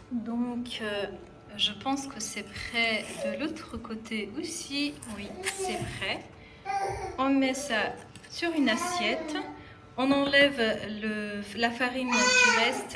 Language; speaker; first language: French; non-native, fluent; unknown